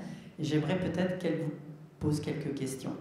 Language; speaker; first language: French; native; French